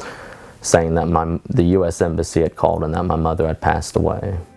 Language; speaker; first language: English; native; English